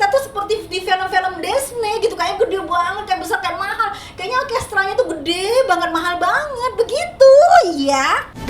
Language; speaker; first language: Indonesian; native; Indonesian